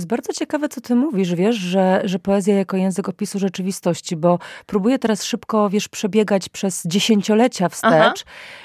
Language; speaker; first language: Polish; native; Polish